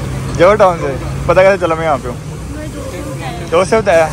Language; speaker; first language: Urdu; non-native, local second language; Punjabi